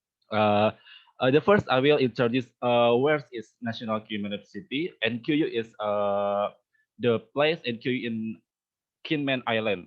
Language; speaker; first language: English; non-native, learner; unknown